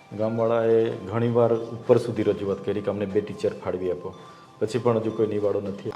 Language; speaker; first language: Gujarati; non-native, local second language; Vasavi